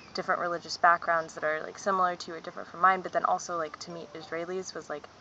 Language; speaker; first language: English; native; English